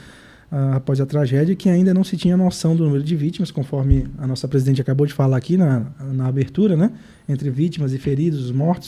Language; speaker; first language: Portuguese; native; Portuguese